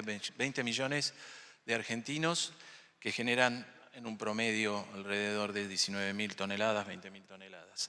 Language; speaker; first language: Spanish; native; Spanish